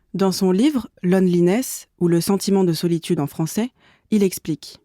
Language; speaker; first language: French; native; French